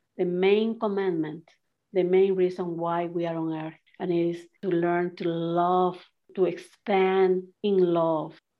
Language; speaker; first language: English; non-native, fluent; Spanish